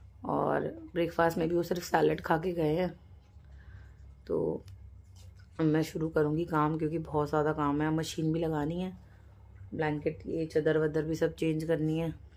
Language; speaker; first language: Hindi; native; Hindi